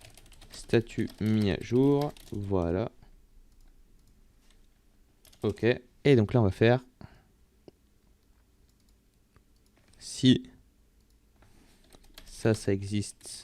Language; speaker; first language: French; native; French